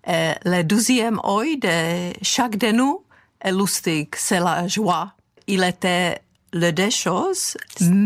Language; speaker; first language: French; non-native, fluent; Czech